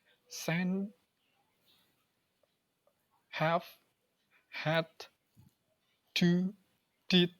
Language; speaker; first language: English; non-native, learner; Indonesian